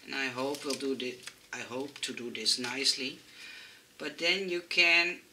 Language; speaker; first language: English; non-native, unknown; Dutch